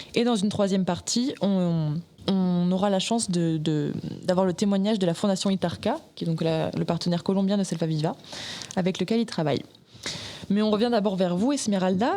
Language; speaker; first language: French; native; French